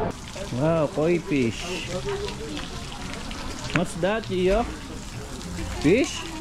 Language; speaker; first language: English; non-native, local second language; Filipino